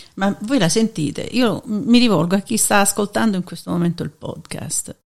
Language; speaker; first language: Italian; native; Italian